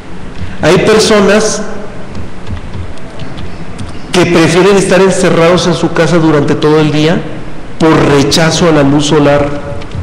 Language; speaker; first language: Spanish; native; Spanish